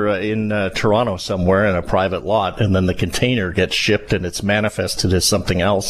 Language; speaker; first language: English; native; English